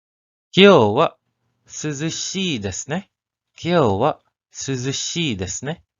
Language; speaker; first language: Japanese; non-native, learner; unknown